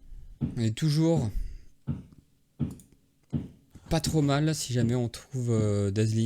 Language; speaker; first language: French; native; French